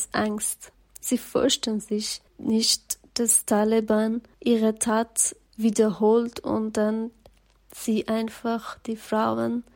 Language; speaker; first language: German; non-native, fluent; Persian